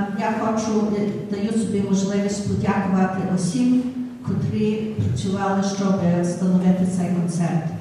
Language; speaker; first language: Ukrainian; early bilingual, heritage; Ukrainian